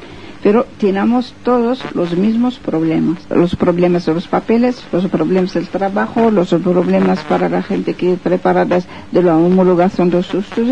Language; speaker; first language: Spanish; non-native, fluent; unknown